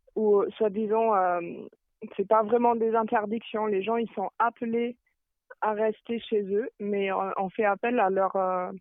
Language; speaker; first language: French; non-native, fluent; German